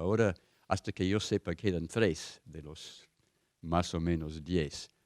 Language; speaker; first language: Spanish; non-native, fluent; English